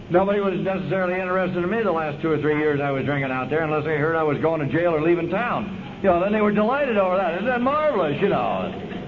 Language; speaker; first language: English; native; English